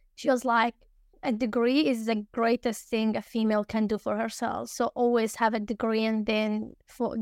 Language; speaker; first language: English; early bilingual, other home language; Arabic